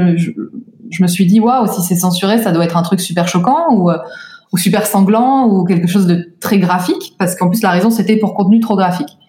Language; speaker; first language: French; native; French